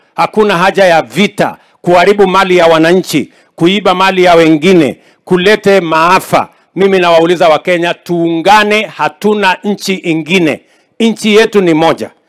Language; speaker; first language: Swahili; non-native, local second language; Kalenjin